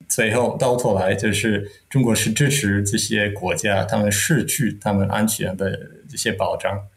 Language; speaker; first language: Chinese; non-native, fluent; Czech